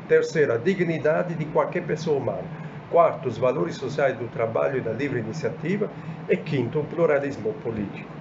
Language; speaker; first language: Portuguese; non-native, fluent; Italian